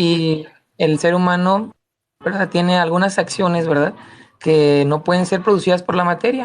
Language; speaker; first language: Spanish; native; Spanish